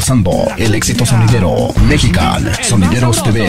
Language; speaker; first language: Spanish; native; Spanish